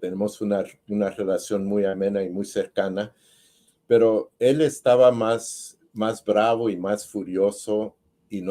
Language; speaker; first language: Spanish; early bilingual, heritage; Spanish